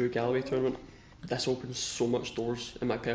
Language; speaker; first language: English; native; English